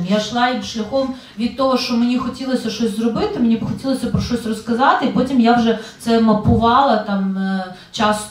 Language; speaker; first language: Ukrainian; native; Ukrainian